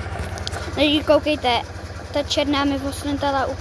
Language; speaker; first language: Czech; native; Czech